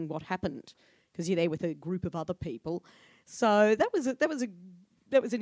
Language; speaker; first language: English; native; English